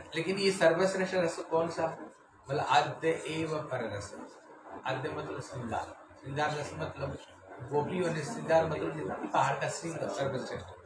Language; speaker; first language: Hindi; non-native, local second language; Bangla